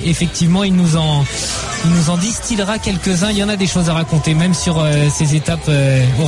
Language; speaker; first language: French; native; French